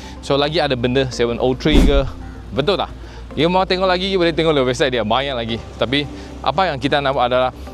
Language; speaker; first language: Malay; non-native, local second language; Chinese